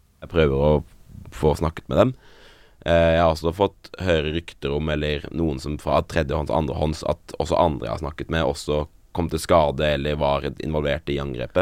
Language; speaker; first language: Norwegian; native; Norwegian